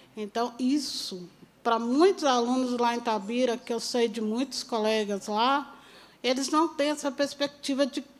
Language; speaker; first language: Portuguese; native; Portuguese